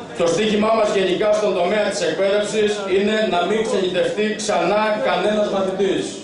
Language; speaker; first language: Greek; native; Greek